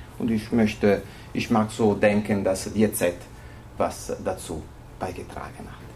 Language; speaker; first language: German; non-native, fluent; Italian